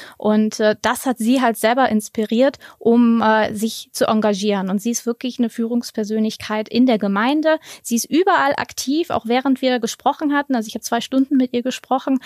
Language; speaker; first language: German; native; German